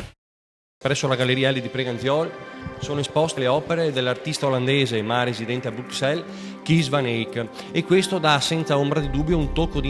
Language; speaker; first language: Italian; native; Italian